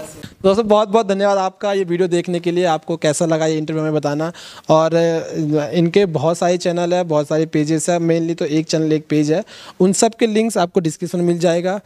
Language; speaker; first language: Hindi; native; Hindi